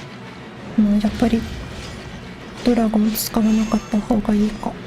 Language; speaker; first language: Japanese; non-native, learner; English